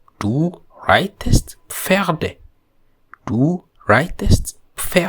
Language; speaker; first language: German; non-native, fluent; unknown